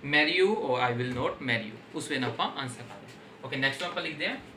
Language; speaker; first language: Hindi; non-native, local second language; Punjabi